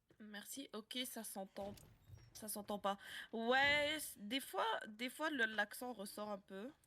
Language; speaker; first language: French; non-native, local second language; Arabic